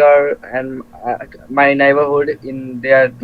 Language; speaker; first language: English; non-native, learner; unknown